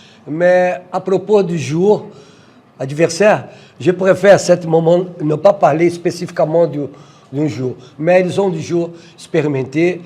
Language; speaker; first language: French; non-native, fluent; Portuguese